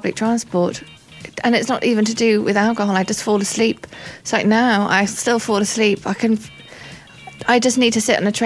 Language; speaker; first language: English; native; English